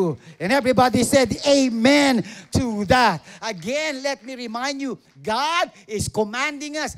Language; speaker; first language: English; non-native, local second language; Filipino